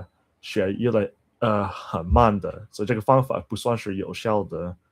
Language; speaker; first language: Chinese; non-native, learner; English